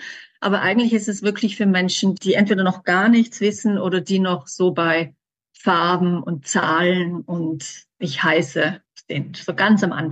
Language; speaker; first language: German; native; German